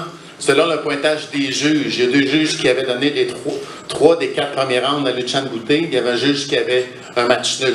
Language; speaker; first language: French; native; French